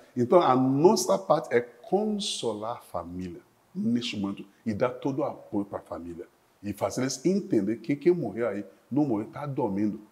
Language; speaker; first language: Portuguese; non-native, fluent; Yoruba